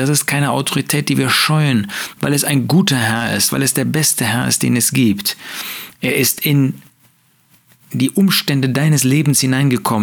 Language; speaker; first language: German; native; German